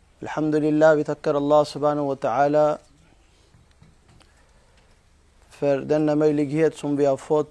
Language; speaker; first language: Swedish; non-native, fluent; Urdu